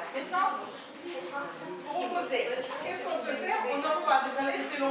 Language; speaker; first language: French; non-native, fluent; Ukrainian